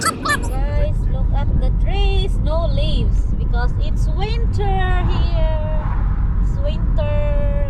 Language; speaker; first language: English; non-native, local second language; Cebuano